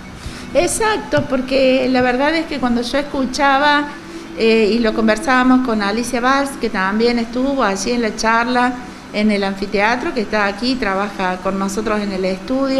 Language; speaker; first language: Spanish; native; Spanish